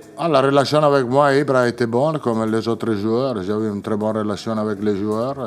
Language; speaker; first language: French; non-native, fluent; Italian